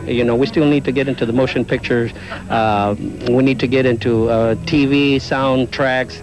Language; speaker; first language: English; early bilingual, other home language; Spanish